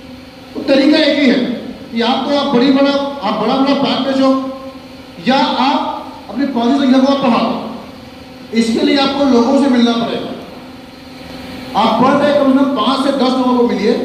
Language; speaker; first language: Hindi; native; Hindi